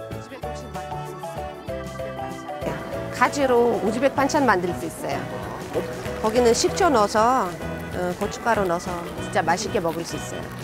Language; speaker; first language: Korean; non-native, fluent; Uzbek